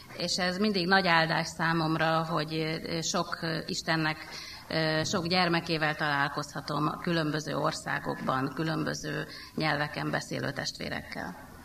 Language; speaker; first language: Hungarian; native; Hungarian